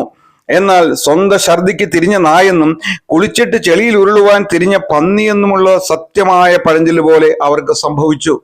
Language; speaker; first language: Malayalam; native; Malayalam